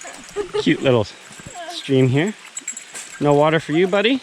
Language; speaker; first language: English; native; English